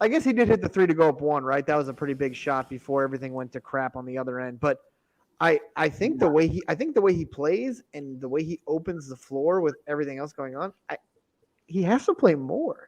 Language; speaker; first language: English; native; English